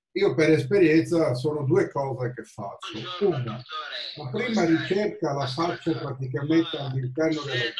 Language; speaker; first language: Italian; native; Italian